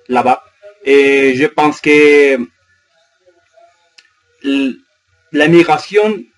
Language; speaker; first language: French; non-native, learner; Spanish